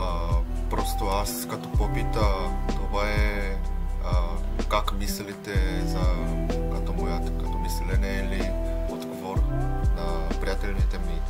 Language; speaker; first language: Bulgarian; non-native, learner; Korean